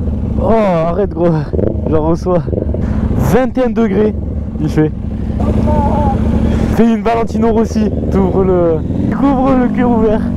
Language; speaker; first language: French; native; French